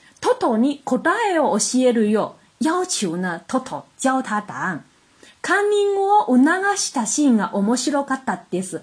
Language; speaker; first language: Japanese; non-native, fluent; Chinese